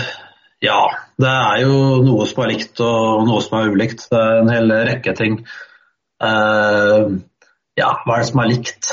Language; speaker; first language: Norwegian; native; Norwegian